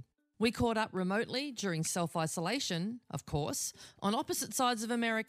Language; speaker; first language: English; native; English